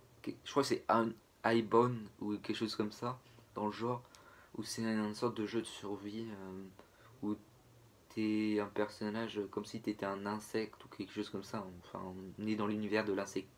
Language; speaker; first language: French; native; French